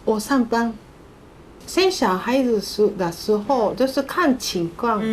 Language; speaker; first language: Chinese; non-native, fluent; Japanese